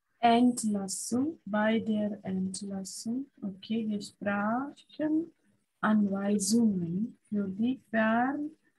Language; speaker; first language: German; non-native, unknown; Hindi